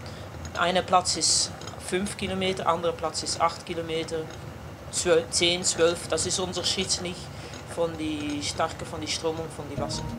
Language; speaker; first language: German; non-native, learner; Dutch